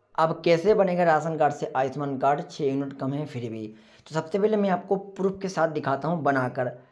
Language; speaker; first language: Hindi; native; Hindi